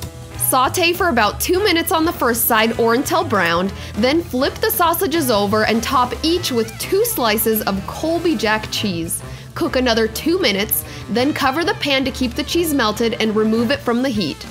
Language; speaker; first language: English; native; English